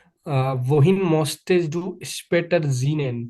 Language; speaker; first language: German; non-native, learner; Bangla